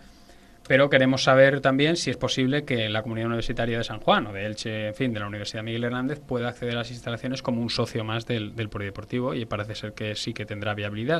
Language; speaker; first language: Spanish; native; Spanish